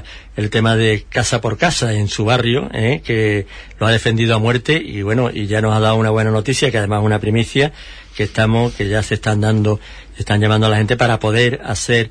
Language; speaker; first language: Spanish; native; Spanish